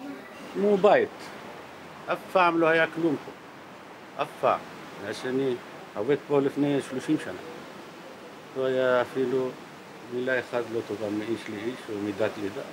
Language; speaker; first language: Hebrew; non-native, local second language; Arabic